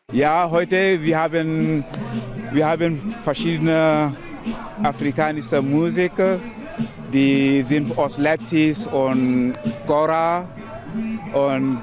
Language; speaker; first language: German; non-native, learner; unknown